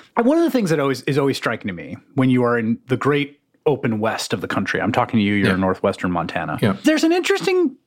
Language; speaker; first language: English; native; English